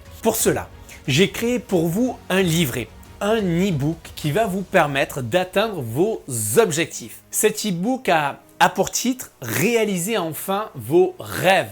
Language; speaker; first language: French; native; French